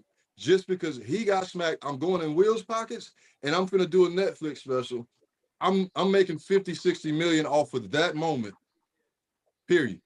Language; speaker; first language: English; native; English